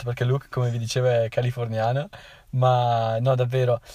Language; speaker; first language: Italian; native; Italian